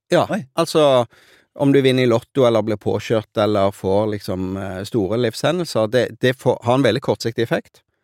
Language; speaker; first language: Norwegian; native; Norwegian